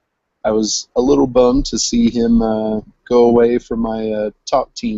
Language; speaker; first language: English; native; English